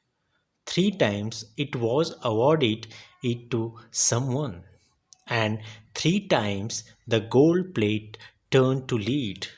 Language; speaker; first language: English; non-native, local second language; Marathi